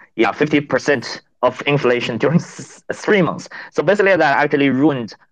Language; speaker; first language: English; non-native, fluent; Chinese